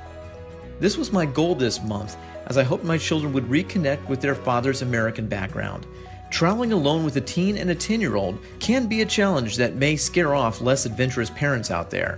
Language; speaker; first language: English; native; English